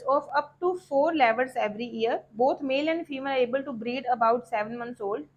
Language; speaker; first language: English; non-native, local second language; Punjabi